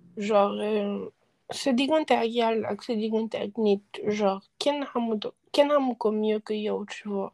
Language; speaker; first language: French; non-native, local second language; Wolof